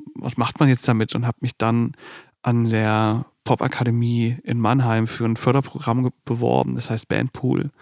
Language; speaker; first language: German; native; German